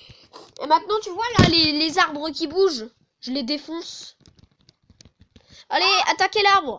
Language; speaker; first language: French; native; French